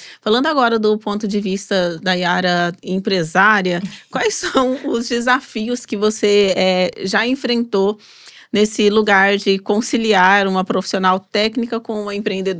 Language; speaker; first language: Portuguese; native; Portuguese